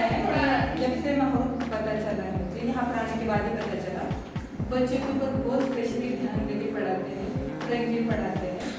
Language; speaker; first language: Hindi; non-native, local second language; Marathi